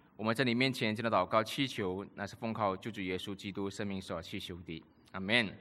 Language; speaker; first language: Chinese; native; Chinese